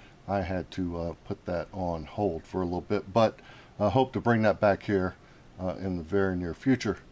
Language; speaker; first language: English; native; English